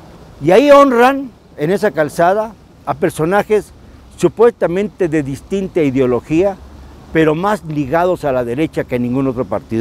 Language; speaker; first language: Spanish; native; Spanish